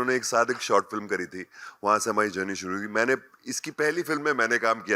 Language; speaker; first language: Hindi; native; Hindi